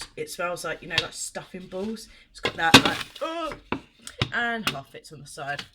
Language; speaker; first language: English; native; English